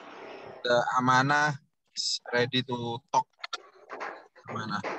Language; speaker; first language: English; non-native, learner; Indonesian